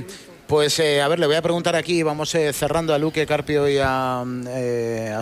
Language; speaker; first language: Spanish; native; Spanish